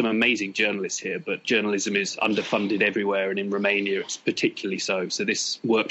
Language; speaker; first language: English; native; English